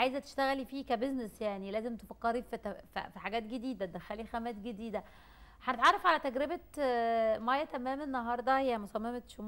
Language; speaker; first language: Arabic; native; Arabic